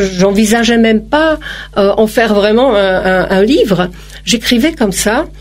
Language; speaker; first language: French; non-native, fluent; Polish